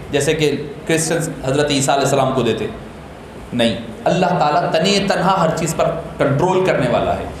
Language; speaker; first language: Urdu; native; Urdu